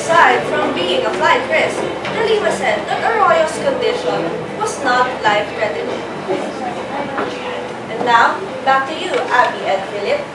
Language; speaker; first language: English; non-native, local second language; Filipino